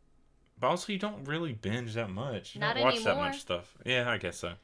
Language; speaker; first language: English; native; English